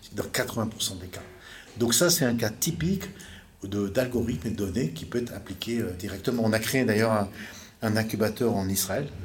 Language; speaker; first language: French; native; French